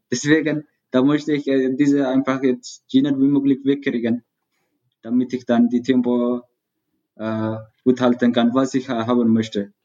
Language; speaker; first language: German; non-native, learner; Tigrinya